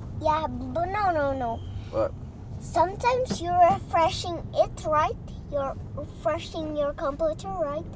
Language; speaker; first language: English; non-native, learner; Indonesian